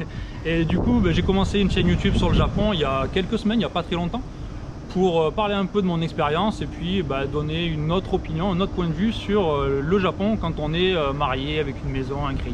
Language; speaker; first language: French; native; French